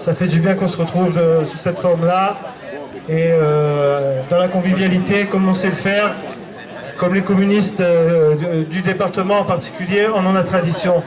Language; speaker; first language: French; native; French